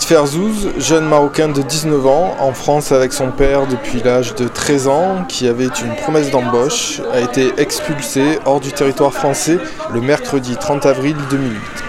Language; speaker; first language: French; native; French